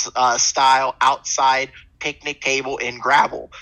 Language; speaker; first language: English; native; English